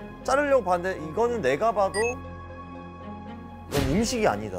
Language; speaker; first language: Korean; native; Korean